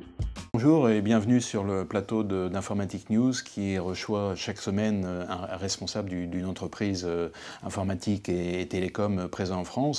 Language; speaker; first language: French; native; French